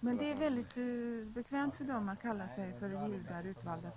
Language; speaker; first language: Swedish; non-native, fluent; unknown